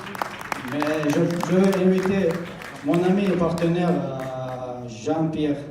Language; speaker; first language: French; non-native, learner; Chechen